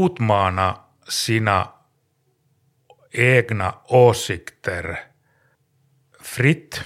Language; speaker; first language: Swedish; non-native, learner; Finnish